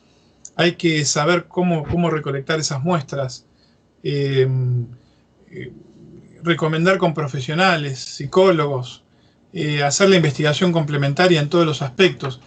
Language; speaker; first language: Spanish; native; Spanish